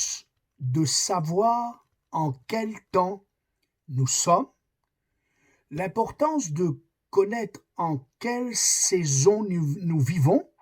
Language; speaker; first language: French; native; French